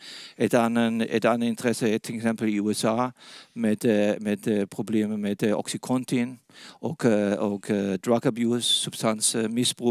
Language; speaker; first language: Swedish; non-native, fluent; Danish